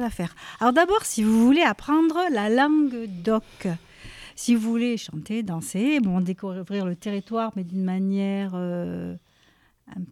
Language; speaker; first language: French; native; French